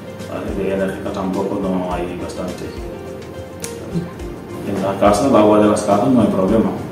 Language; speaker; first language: Spanish; non-native, learner; Wolof